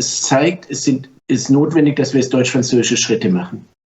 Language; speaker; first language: German; native; German